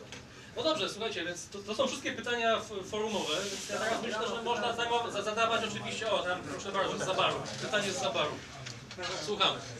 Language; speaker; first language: Polish; native; Polish